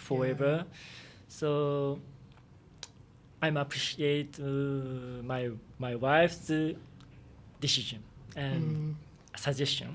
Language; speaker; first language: English; non-native, learner; Japanese